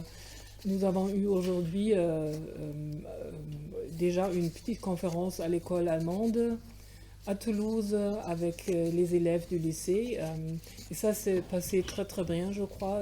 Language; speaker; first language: French; non-native, fluent; German